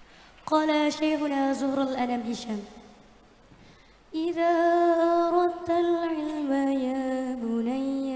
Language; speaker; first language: Arabic; non-native, learner; Indonesian